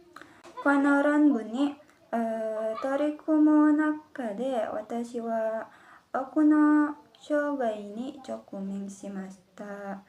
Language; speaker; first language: Japanese; non-native, learner; Indonesian